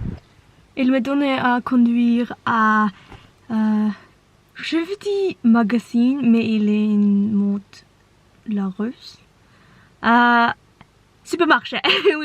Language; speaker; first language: French; non-native, learner; Norwegian